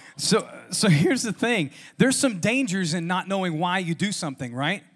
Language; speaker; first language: English; native; English